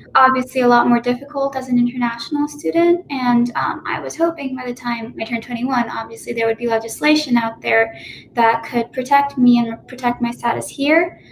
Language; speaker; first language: English; native; English